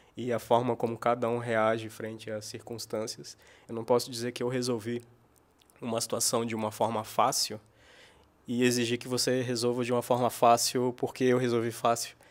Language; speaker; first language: Portuguese; native; Portuguese